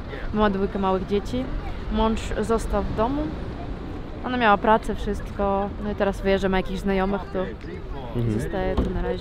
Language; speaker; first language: Polish; non-native, fluent; Ukrainian